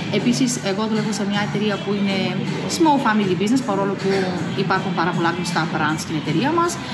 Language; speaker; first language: Greek; non-native, fluent; Bulgarian